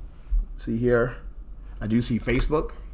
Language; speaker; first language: English; native; English